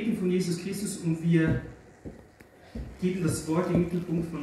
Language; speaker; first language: German; non-native, fluent; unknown